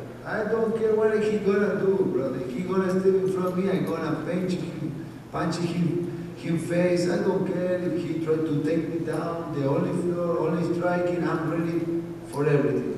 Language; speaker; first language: English; non-native, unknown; Spanish